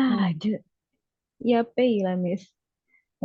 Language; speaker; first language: English; non-native, learner; Indonesian